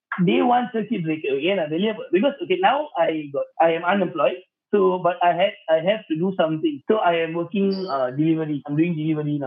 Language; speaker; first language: English; non-native, local second language; Tamil